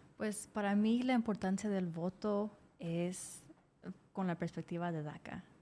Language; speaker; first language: Spanish; early bilingual, other home language; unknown